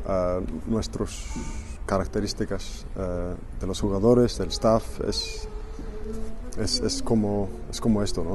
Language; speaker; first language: Spanish; non-native, fluent; Icelandic